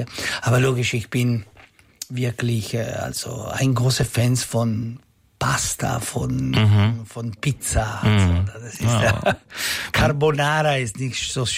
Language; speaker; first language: German; non-native, local second language; Italian